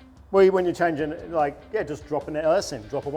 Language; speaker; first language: English; native; English